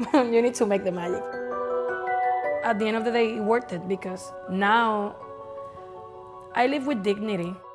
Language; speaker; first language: English; non-native, fluent; Spanish